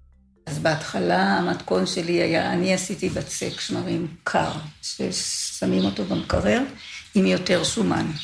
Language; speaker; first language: Hebrew; native; Hebrew